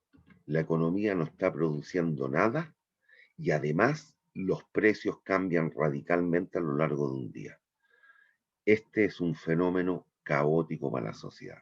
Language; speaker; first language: Spanish; native; Spanish